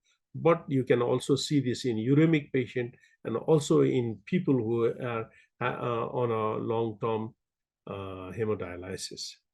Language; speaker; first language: English; non-native, local second language; Nepali